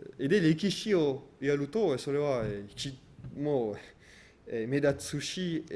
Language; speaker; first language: Japanese; non-native, fluent; French